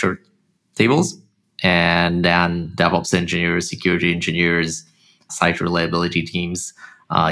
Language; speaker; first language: English; non-native, fluent; Russian